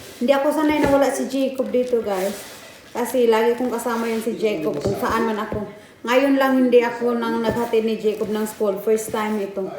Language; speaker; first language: Filipino; non-native, local second language; Cebuano